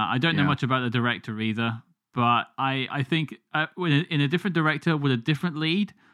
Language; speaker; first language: English; native; English